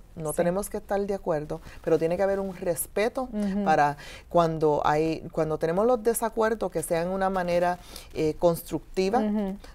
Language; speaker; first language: Spanish; early bilingual, heritage; Spanish